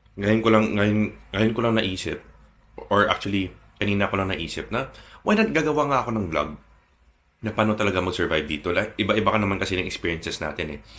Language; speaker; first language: Filipino; native; Filipino